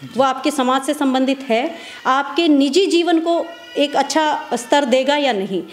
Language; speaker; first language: Hindi; native; Hindi